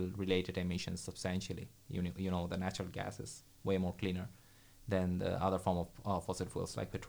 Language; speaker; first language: English; non-native, local second language; Bangla